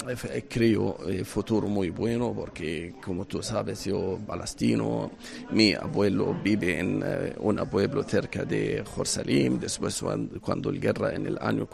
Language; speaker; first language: Spanish; non-native, learner; Arabic